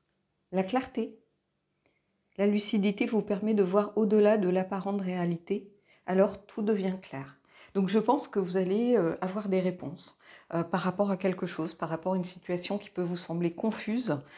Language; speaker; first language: French; native; French